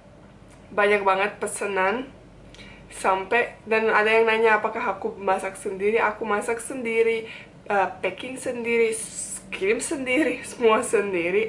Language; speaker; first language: Indonesian; non-native, fluent; Bosnian